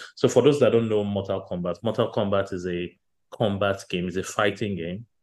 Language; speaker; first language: English; non-native, local second language; Yoruba